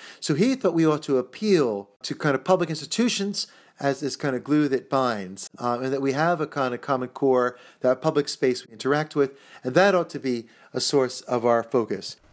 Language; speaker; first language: English; native; English